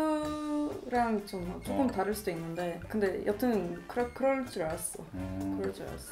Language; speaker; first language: Korean; non-native, fluent; Swedish